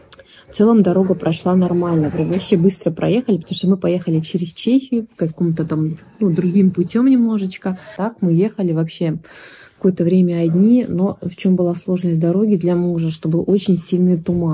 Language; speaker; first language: Russian; native; Russian